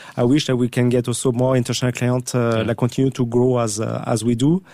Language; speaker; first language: English; non-native, fluent; French